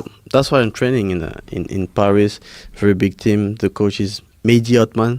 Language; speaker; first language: English; non-native, fluent; French